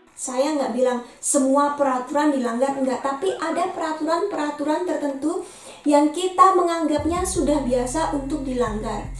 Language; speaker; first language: Indonesian; native; Indonesian